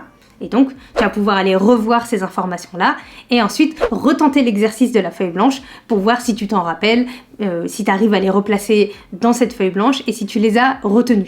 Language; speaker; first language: French; native; French